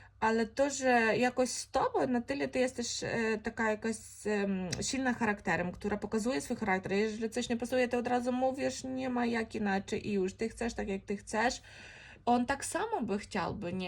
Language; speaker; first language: Polish; non-native, fluent; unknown